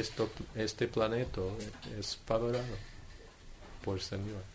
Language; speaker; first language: Spanish; non-native, fluent; English